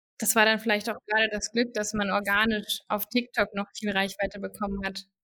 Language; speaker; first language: German; native; German